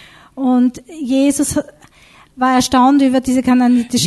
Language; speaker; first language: German; native; German